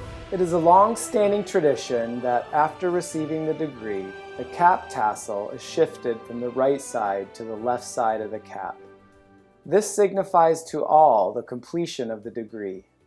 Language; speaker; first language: English; native; English